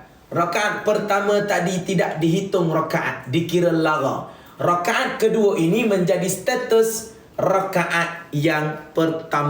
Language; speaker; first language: Malay; native; Malay